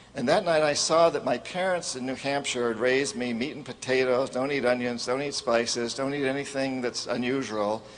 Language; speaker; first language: English; native; English